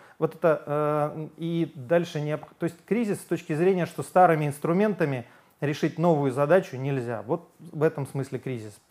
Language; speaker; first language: Russian; native; Russian